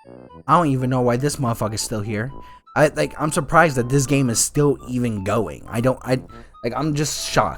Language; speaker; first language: English; native; English